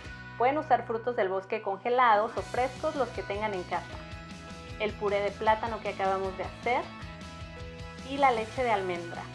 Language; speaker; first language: Spanish; native; Spanish